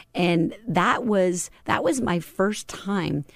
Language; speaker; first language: English; native; English